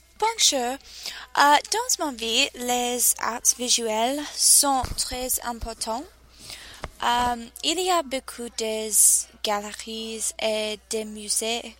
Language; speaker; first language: French; non-native, learner; English